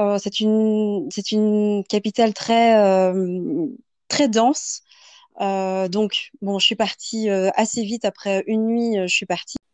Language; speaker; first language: French; early bilingual, other home language; Vietnamese